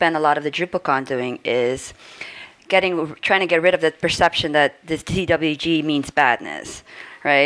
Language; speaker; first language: English; non-native, fluent; Dutch